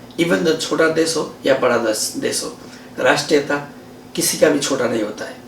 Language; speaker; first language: Hindi; non-native, learner; Nepali